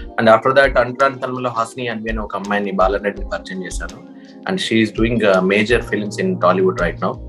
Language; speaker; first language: Telugu; native; Telugu